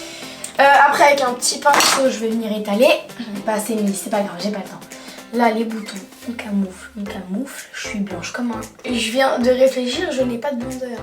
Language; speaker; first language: French; native; French